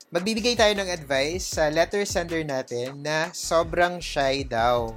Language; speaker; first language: Filipino; native; Filipino